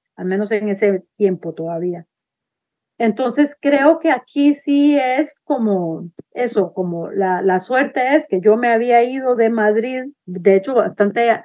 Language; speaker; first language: Spanish; native; Spanish